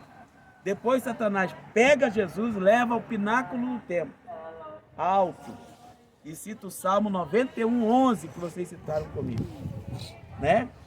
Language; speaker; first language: Portuguese; native; Portuguese